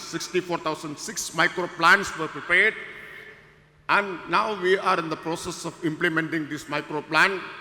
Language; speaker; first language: English; non-native, local second language; Malayalam